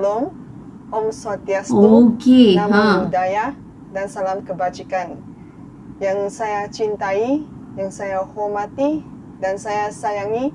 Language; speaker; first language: Indonesian; non-native, fluent; Chinese